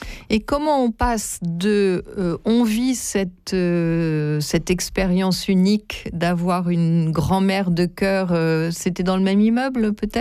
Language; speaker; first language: French; native; French